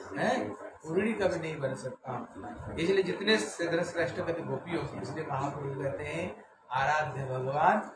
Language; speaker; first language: Hindi; non-native, local second language; Bangla